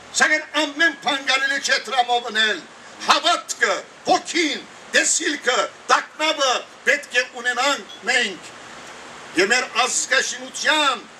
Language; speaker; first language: Armenian; early bilingual, heritage; Armenian